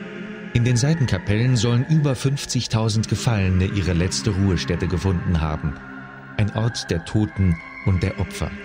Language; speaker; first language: German; native; German